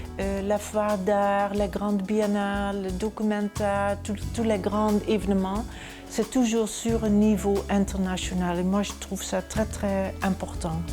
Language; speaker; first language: French; non-native, fluent; Dutch